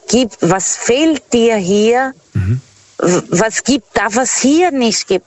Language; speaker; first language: German; non-native, fluent; Portuguese